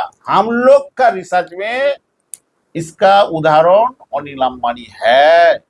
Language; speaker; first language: Hindi; non-native, local second language; Bangla